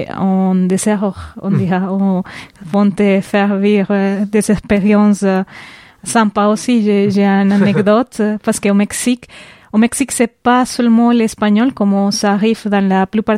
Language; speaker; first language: French; non-native, fluent; Spanish